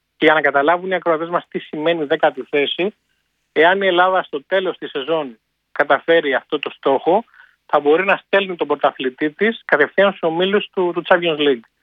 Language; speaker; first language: Greek; native; Greek